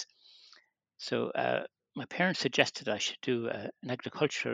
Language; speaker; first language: English; native; English